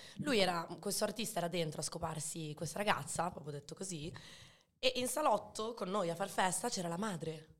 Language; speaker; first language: Italian; early bilingual, other home language; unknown